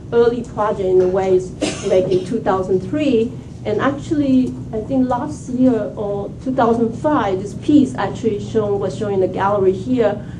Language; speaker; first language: English; non-native, fluent; Chinese